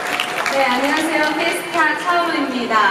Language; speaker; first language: Korean; non-native, fluent; Chinese